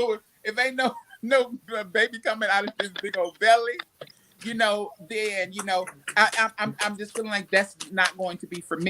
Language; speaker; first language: English; native; English